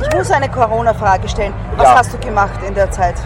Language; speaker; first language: German; native; German